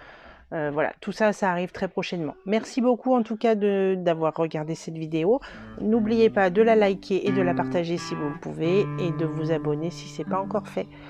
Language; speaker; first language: French; native; French